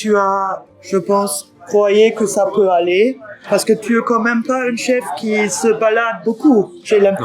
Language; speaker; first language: French; non-native, fluent; German